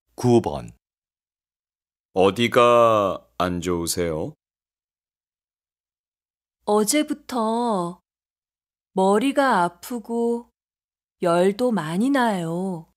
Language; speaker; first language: Korean; non-native, fluent; Arabic